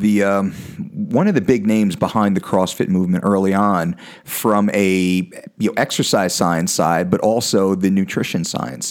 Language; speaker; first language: English; native; English